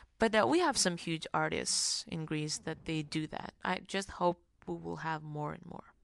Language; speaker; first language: English; non-native, fluent; Greek